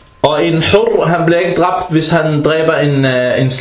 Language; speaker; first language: Danish; early bilingual, other home language; Arabic